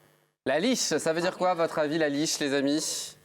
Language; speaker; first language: French; native; French